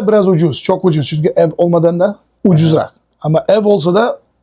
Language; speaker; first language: Turkish; non-native, learner; Uyghur